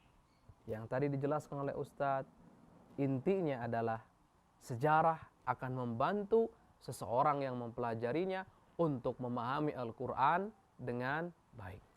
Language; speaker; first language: Indonesian; native; Indonesian